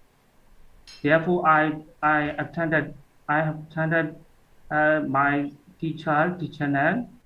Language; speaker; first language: English; non-native, learner; Burmese